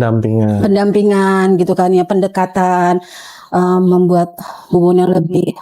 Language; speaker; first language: Indonesian; native; Indonesian